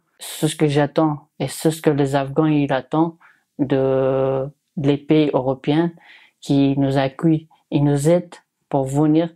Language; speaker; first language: French; non-native, learner; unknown